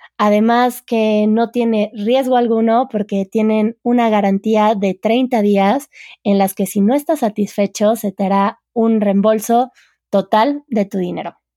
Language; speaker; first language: Spanish; native; Spanish